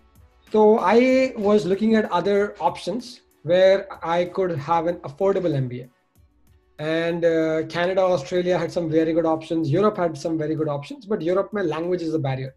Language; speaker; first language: English; non-native, local second language; Hindi